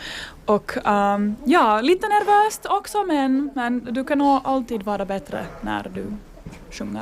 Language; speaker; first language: Swedish; non-native, local second language; Finnish